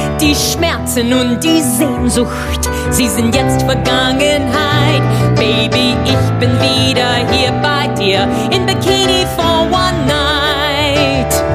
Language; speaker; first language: German; non-native, fluent; English